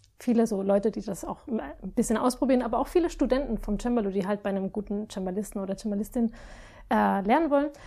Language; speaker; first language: German; non-native, fluent; Spanish